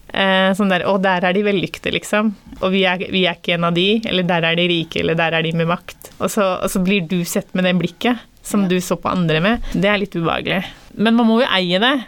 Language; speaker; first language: Norwegian; early bilingual, other home language; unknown